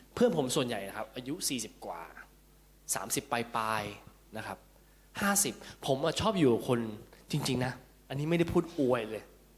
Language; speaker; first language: Thai; early bilingual, heritage; Thai